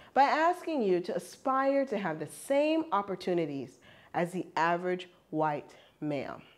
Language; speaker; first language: English; non-native, fluent; German